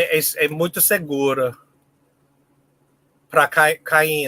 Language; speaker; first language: Portuguese; non-native, learner; English